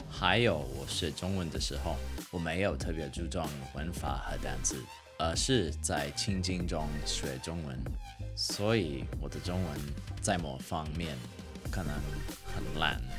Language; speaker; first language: Chinese; non-native, fluent; English